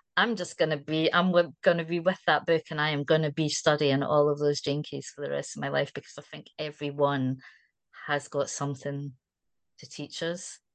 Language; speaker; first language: English; native; English